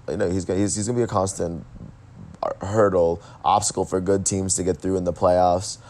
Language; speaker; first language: English; native; English